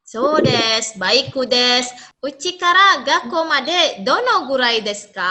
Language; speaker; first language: Japanese; non-native, fluent; Indonesian